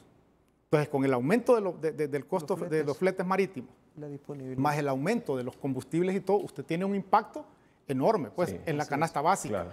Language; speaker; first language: Spanish; native; Spanish